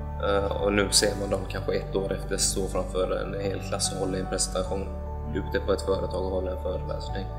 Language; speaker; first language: Swedish; native; Swedish